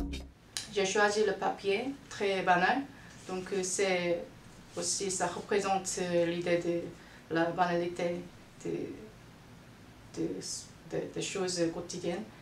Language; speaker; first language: French; non-native, fluent; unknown